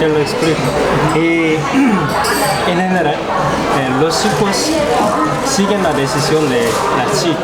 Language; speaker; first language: Spanish; non-native, fluent; Korean